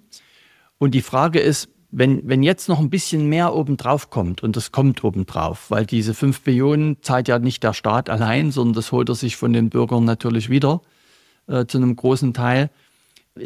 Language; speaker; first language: German; native; German